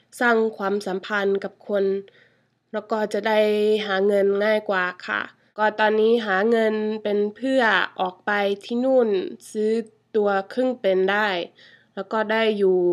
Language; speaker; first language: Thai; early bilingual, heritage; English